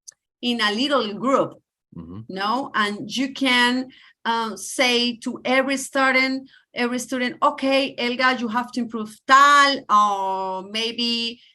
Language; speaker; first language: English; non-native, learner; Spanish